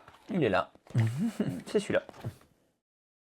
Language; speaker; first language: French; native; French